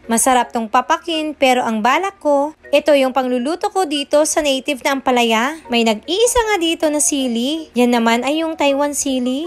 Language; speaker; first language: Filipino; non-native, local second language; Iloko